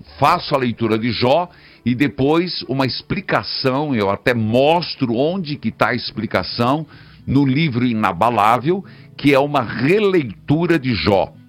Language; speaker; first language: Portuguese; native; Portuguese